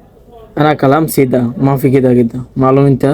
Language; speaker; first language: Arabic; non-native, learner; Bangla